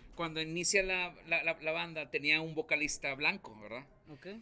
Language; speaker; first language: Spanish; native; Spanish